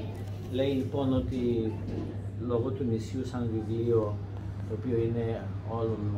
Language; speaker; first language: Greek; native; Greek